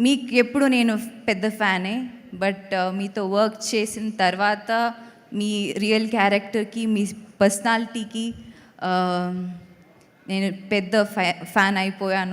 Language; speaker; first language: Telugu; non-native, fluent; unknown